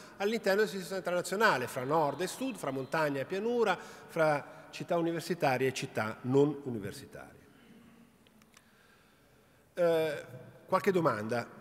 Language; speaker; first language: Italian; native; Italian